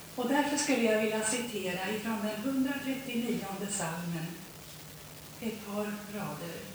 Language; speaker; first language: Swedish; early bilingual, heritage; Swedish